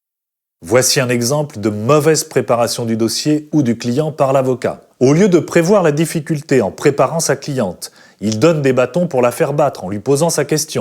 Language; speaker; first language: French; native; French